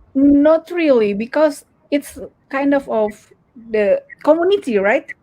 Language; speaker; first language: English; non-native, learner; Indonesian